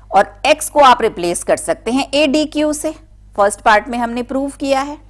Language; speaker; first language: Hindi; native; Hindi